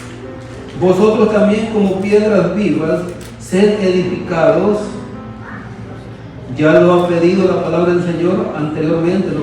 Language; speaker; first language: Spanish; native; Spanish